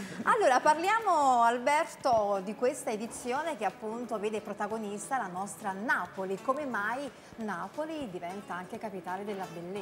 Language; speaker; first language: Italian; native; Italian